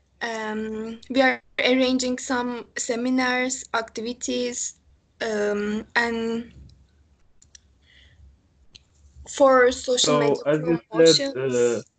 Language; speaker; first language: English; non-native, local second language; Turkish